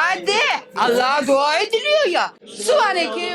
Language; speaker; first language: Turkish; native; Turkish